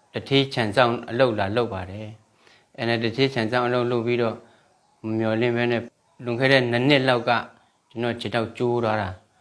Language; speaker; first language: Burmese; non-native, local second language; Shan